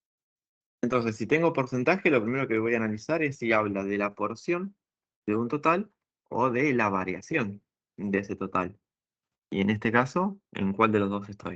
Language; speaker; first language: Spanish; native; Spanish